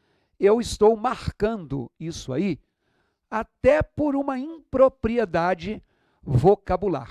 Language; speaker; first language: Portuguese; native; Portuguese